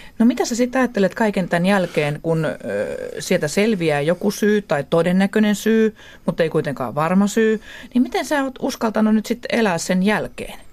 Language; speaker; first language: Finnish; native; Finnish